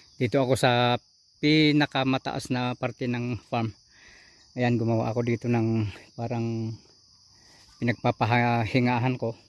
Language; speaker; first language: Filipino; non-native, local second language; Iloko